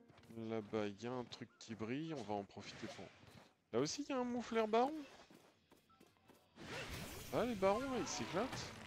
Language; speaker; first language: French; native; French